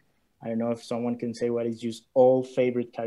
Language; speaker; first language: English; non-native, learner; Spanish